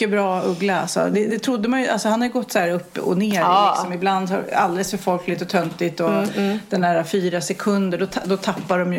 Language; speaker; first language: Swedish; native; Swedish